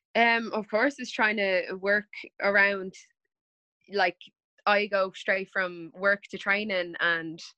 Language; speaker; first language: English; native; English